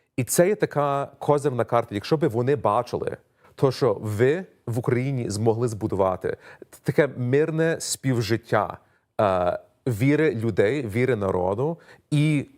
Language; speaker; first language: Ukrainian; early bilingual, heritage; Ukrainian